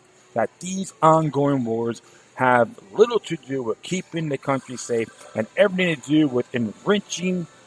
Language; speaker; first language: English; native; English